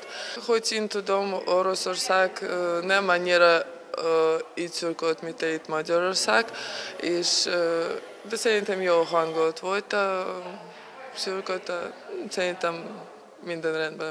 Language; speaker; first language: Hungarian; non-native, learner; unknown